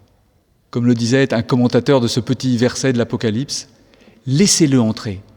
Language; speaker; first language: French; native; French